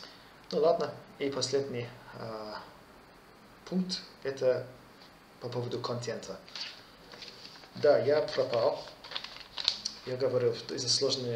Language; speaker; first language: Russian; non-native, fluent; English